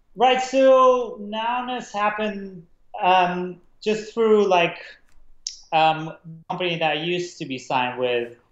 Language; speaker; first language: English; non-native, fluent; Russian